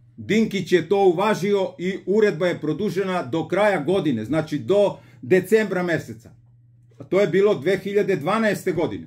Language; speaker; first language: Croatian; native; Croatian